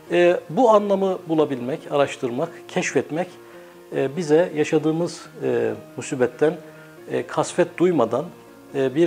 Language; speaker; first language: Turkish; native; Turkish